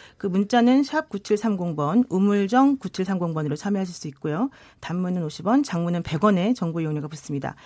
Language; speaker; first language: Korean; native; Korean